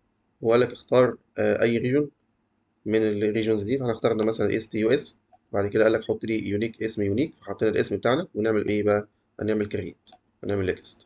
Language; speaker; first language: Arabic; native; Arabic